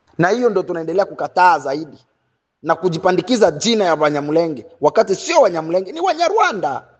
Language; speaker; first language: Swahili; native; Swahili